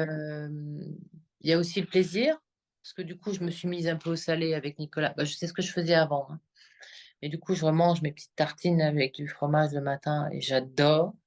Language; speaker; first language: French; native; French